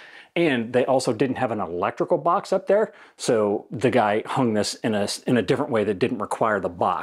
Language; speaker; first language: English; native; English